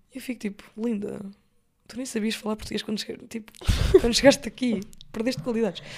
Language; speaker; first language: Portuguese; early bilingual, other home language; English